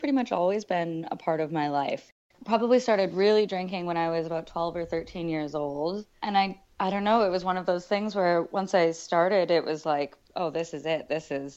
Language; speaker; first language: English; native; English